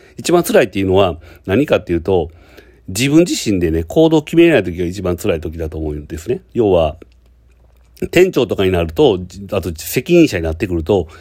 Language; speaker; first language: Japanese; native; Japanese